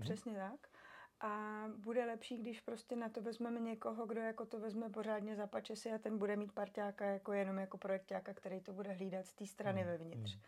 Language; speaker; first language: Czech; native; Czech